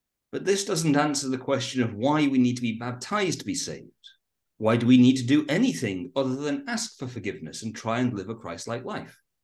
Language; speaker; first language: English; native; English